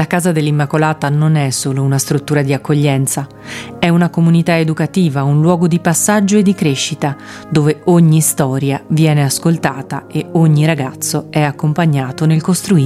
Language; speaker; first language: Italian; native; Italian